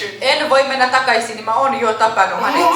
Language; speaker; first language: Finnish; non-native, learner; Kinyarwanda